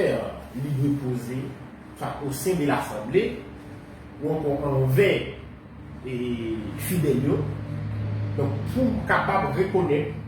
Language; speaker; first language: Haitian Creole; native; Haitian Creole